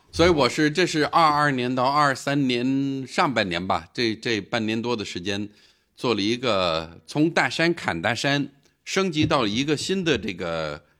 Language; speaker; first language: Chinese; non-native, fluent; English